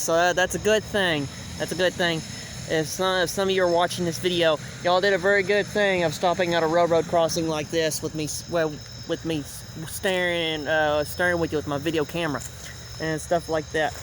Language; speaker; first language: English; native; English